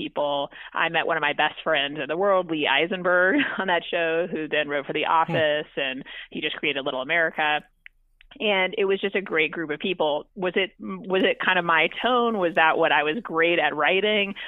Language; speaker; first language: English; native; English